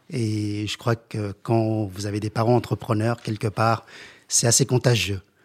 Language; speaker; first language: French; early bilingual, other home language; Chinese